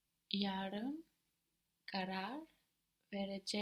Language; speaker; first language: Turkish; non-native, learner; English